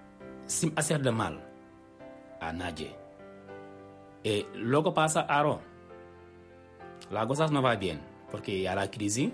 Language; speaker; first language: Spanish; non-native, learner; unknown